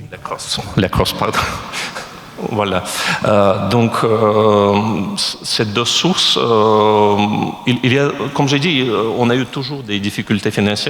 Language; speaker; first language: French; non-native, fluent; Russian